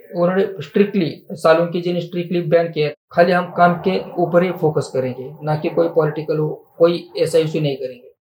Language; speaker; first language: Hindi; non-native, local second language; Marathi